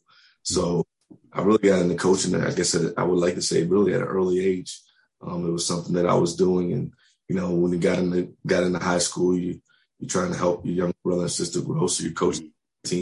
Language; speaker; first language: English; native; English